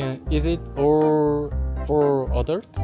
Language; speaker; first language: English; non-native, learner; Korean